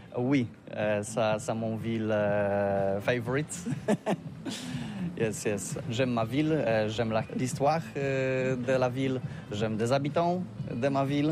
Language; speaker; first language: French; non-native, learner; Polish